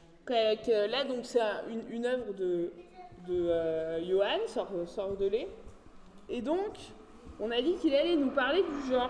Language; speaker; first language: French; native; French